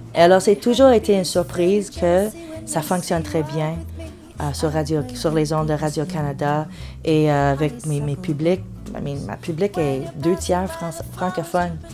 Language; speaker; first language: English; native; English